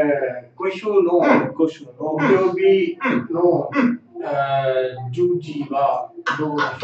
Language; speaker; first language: Japanese; non-native, learner; Tamil